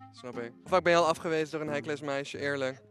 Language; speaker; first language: Dutch; native; Dutch